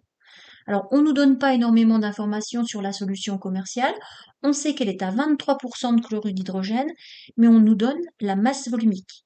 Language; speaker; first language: French; native; French